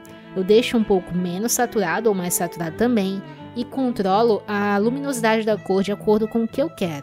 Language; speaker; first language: Portuguese; native; Portuguese